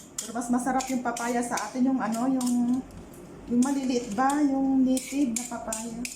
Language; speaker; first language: Filipino; non-native, local second language; Iloko